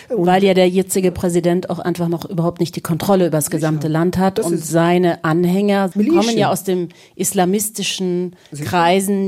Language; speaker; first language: German; native; German